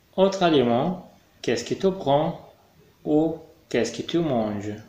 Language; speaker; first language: French; non-native, fluent; Arabic